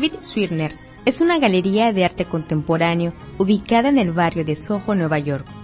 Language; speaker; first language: Spanish; native; Spanish